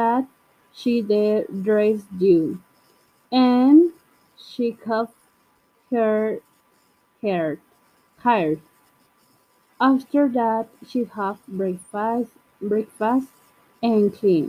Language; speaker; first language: English; non-native, learner; Spanish